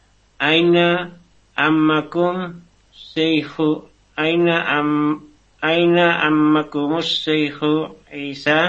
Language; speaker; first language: Arabic; non-native, learner; Indonesian